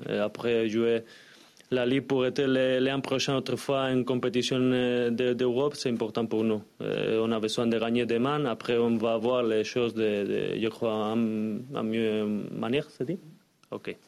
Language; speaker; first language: French; non-native, learner; Spanish